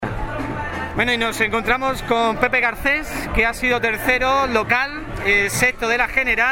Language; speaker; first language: Spanish; native; Spanish